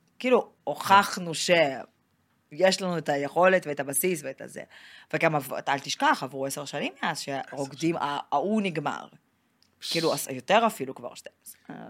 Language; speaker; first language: Hebrew; non-native, fluent; Russian